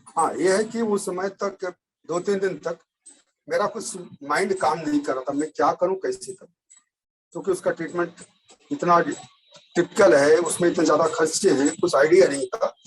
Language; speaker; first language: Hindi; native; Hindi